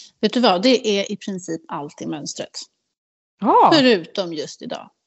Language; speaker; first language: Swedish; native; Swedish